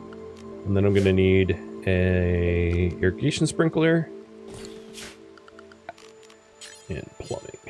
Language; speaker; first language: English; native; English